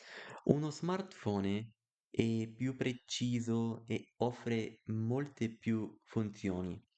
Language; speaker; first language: Italian; non-native, learner; Bulgarian